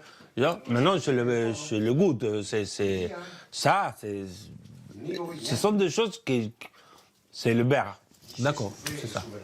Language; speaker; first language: French; non-native, fluent; Spanish